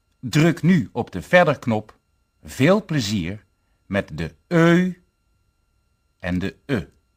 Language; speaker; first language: Dutch; native; Dutch